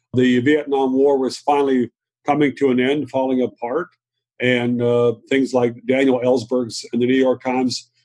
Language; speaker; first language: English; native; English